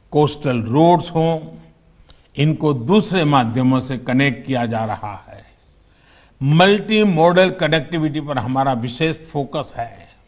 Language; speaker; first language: Hindi; non-native, local second language; Gujarati